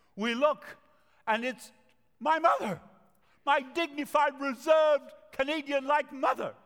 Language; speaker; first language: English; non-native, fluent; Spanish